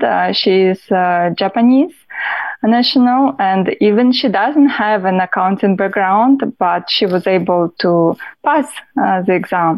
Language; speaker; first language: English; non-native, fluent; Russian